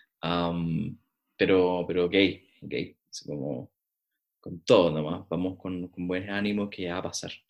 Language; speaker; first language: Spanish; native; Spanish